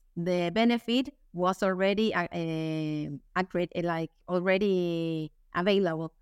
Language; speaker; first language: English; non-native, fluent; Spanish